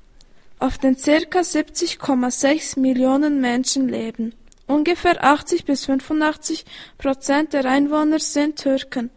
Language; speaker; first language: German; early bilingual, other home language; Turkish